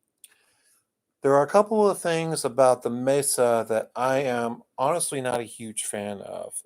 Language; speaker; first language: English; native; English